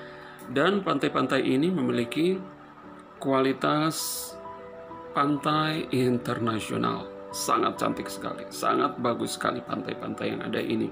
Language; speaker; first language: Indonesian; non-native, fluent; Persian